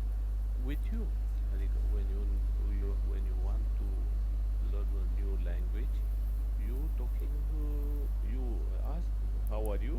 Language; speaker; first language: English; non-native, learner; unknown